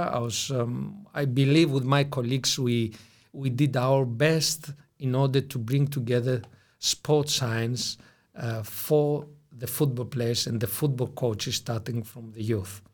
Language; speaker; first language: English; non-native, fluent; Greek